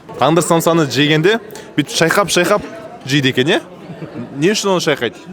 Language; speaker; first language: Kazakh; native; Kazakh